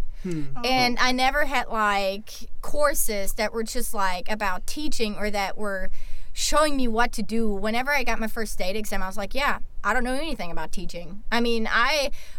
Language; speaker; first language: English; non-native, fluent; German